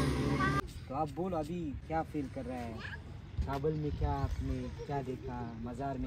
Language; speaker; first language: Hindi; non-native, fluent; Pashto